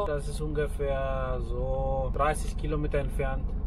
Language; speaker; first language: German; non-native, learner; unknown